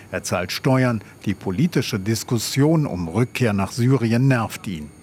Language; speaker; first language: German; native; German